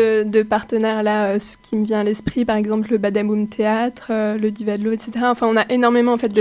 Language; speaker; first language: French; native; French